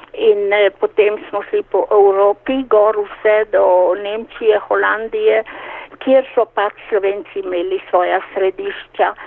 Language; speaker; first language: Slovenian; native; Slovenian